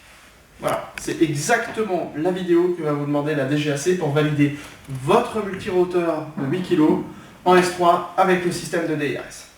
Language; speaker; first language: French; native; French